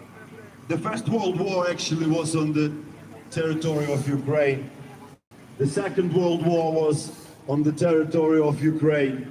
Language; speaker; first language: English; non-native, learner; Ukrainian